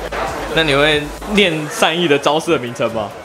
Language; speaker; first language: Chinese; native; Chinese